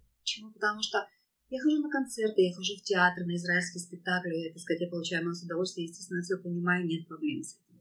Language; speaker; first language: Russian; native; Russian